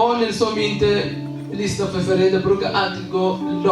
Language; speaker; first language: Swedish; non-native, learner; Swahili